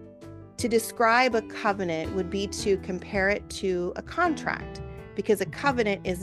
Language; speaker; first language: English; native; English